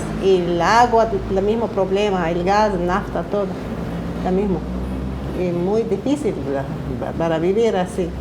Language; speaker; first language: Spanish; non-native, learner; Arabic